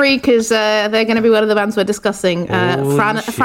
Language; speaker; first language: English; native; English